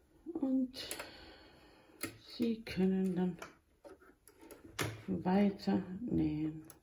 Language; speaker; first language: German; non-native, local second language; Bosnian